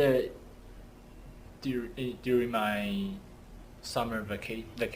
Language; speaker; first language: English; non-native, learner; Chinese